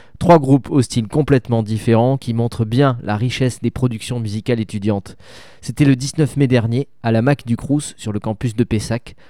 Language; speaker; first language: French; native; French